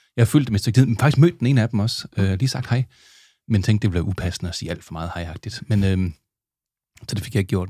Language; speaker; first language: Danish; native; Danish